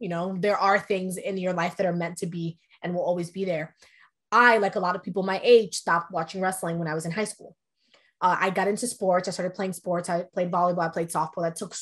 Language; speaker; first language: English; early bilingual, other home language; Spanish